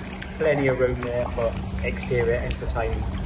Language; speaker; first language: English; native; English